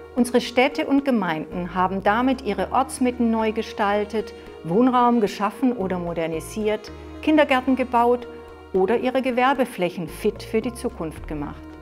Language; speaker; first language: German; native; German